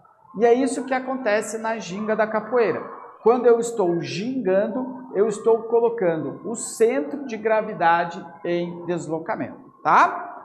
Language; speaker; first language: Portuguese; native; Portuguese